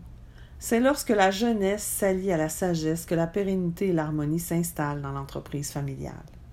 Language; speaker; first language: French; native; French